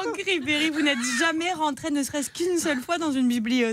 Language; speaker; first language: French; native; French